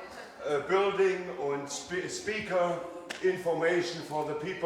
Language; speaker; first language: English; non-native, learner; German